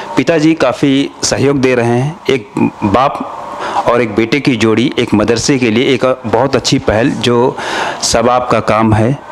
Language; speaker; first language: Hindi; native; Hindi